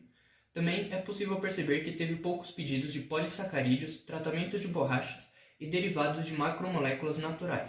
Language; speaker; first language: Portuguese; native; Portuguese